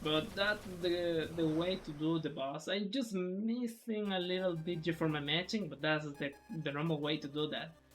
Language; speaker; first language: English; non-native, fluent; Spanish